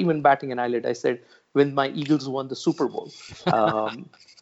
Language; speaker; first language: English; non-native, local second language; Marathi